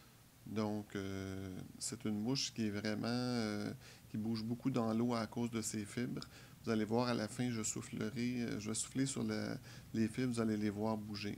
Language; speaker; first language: French; native; French